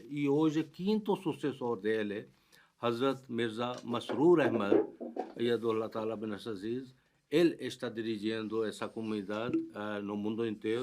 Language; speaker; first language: Portuguese; non-native, fluent; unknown